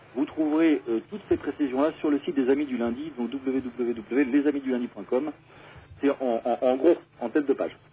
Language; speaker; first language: French; native; French